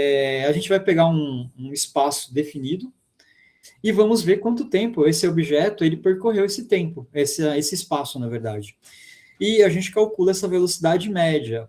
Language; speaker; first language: Portuguese; native; Portuguese